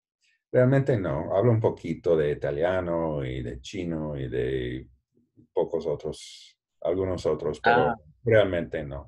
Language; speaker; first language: Spanish; non-native, learner; English